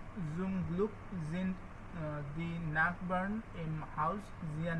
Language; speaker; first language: German; non-native, learner; Bangla